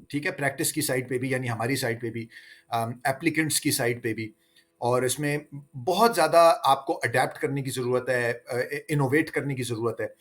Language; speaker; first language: Urdu; native; Urdu